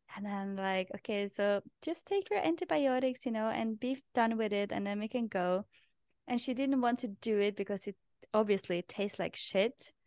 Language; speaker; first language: English; non-native, fluent; Norwegian